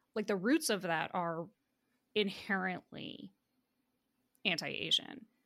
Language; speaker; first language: English; native; English